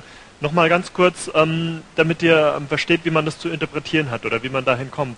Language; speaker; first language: German; native; German